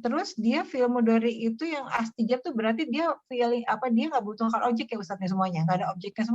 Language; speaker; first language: Indonesian; native; Indonesian